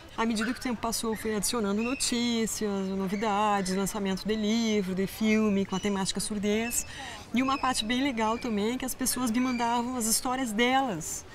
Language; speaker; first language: Portuguese; native; Portuguese